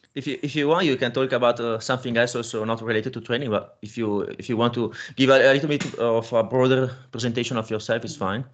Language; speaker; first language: English; non-native, fluent; Italian